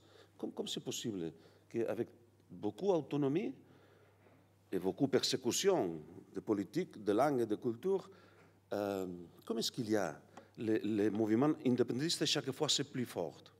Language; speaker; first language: French; non-native, learner; Catalan